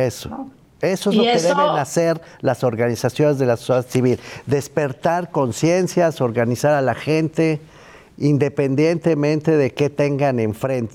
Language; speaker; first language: Spanish; native; Spanish